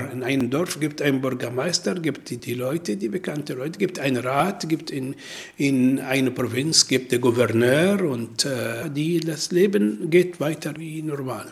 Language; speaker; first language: German; non-native, learner; Arabic